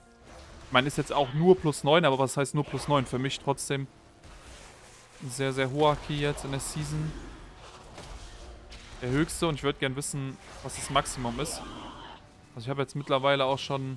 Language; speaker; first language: German; native; German